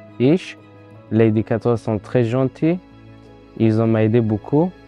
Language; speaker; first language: French; non-native, learner; Persian